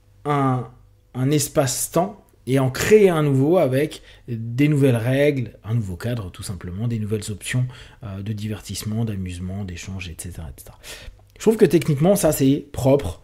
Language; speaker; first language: French; native; French